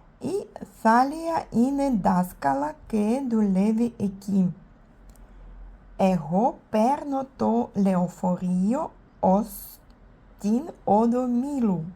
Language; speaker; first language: Greek; non-native, learner; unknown